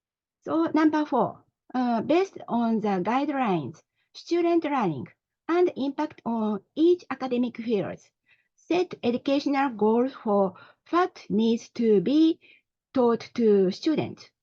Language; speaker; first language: English; non-native, learner; Japanese